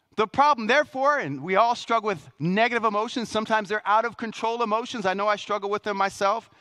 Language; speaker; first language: English; native; English